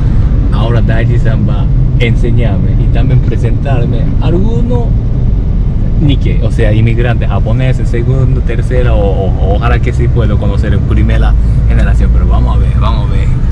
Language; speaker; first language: Spanish; non-native, learner; Japanese